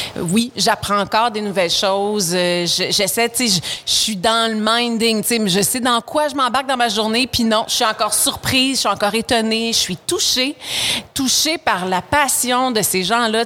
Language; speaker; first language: French; native; French